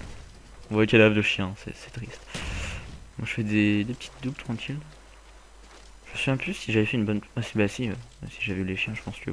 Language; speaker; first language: French; native; French